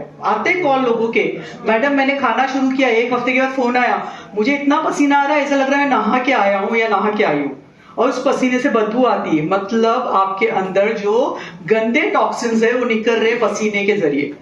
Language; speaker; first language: Hindi; native; Hindi